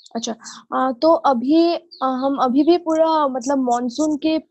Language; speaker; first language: Hindi; non-native, local second language; Assamese